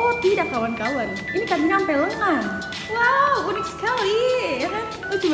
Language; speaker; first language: Indonesian; native; Indonesian